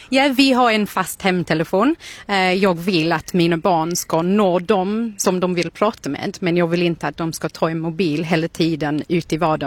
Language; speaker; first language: Swedish; non-native, fluent; English